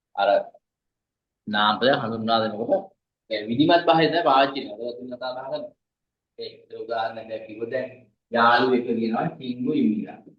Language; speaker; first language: Sinhala; native; Sinhala